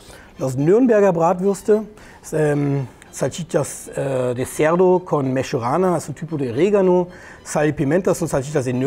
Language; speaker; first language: Spanish; non-native, learner; German